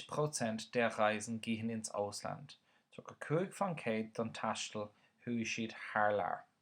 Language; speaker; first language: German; non-native, fluent; Irish